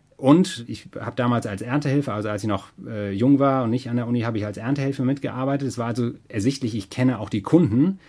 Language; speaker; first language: German; native; German